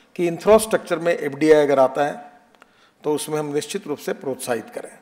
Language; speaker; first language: Hindi; non-native, local second language; Marathi